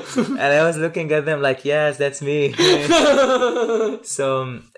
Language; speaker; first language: English; non-native, fluent; Arabic